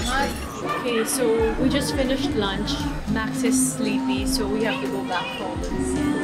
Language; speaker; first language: English; non-native, local second language; Filipino